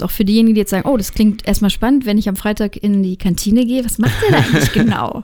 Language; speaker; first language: German; native; German